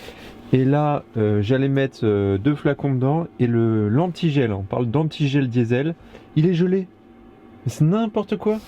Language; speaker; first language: French; native; French